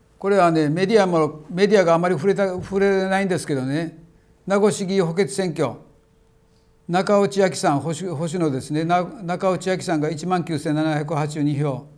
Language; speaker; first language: Japanese; native; Japanese